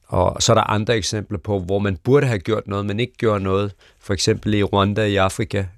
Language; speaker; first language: Danish; early bilingual, other home language; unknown